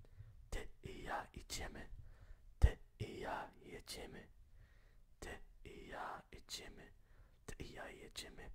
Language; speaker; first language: Polish; non-native, learner; English